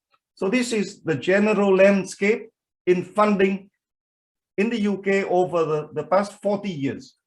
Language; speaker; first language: English; non-native, fluent; Vietnamese